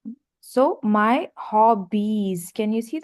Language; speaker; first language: English; non-native, fluent; Hindi